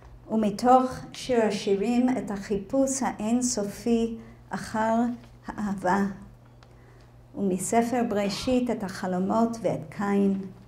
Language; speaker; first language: Hebrew; non-native, fluent; English